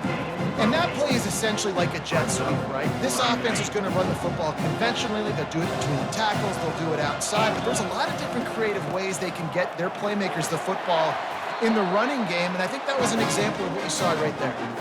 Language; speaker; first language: English; native; English